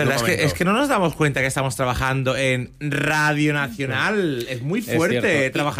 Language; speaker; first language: Spanish; native; Spanish